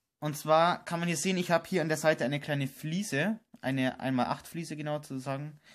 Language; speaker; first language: German; native; German